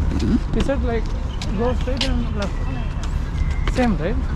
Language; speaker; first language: English; non-native, local second language; Malayalam